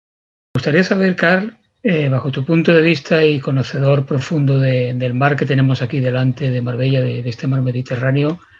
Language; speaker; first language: Spanish; native; Spanish